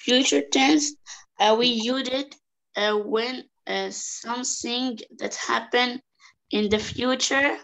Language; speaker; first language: English; non-native, learner; Arabic